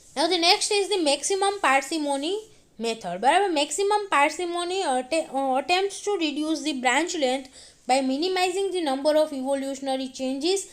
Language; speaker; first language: English; non-native, local second language; Gujarati